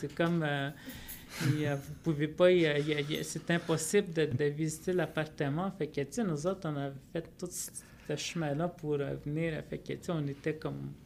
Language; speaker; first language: French; non-native, local second language; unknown